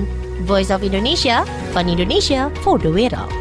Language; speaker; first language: Dutch; non-native, learner; Indonesian